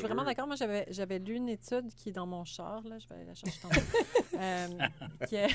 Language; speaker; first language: French; native; French